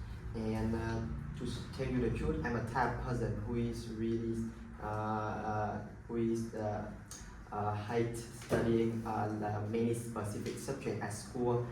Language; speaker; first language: English; non-native, learner; Vietnamese